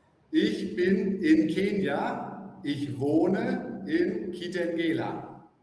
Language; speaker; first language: German; non-native, fluent; English